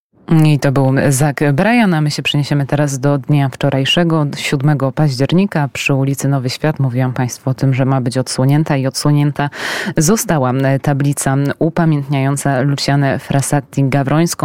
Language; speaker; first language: Polish; native; Polish